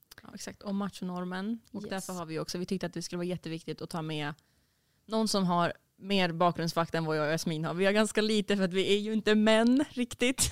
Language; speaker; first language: Swedish; native; Swedish